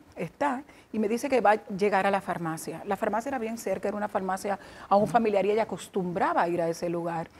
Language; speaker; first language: Spanish; native; Spanish